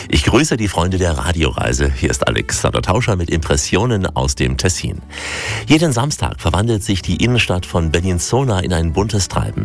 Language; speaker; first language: German; native; German